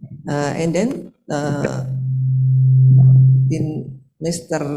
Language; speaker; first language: English; non-native, learner; Indonesian